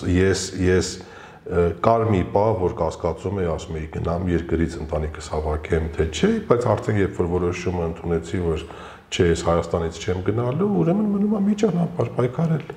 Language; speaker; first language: Armenian; early bilingual, heritage; Armenian